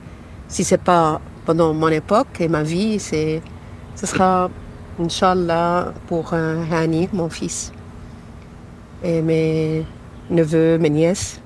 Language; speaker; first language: French; non-native, fluent; Arabic